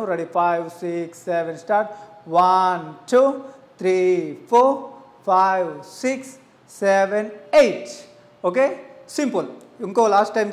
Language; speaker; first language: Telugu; native; Telugu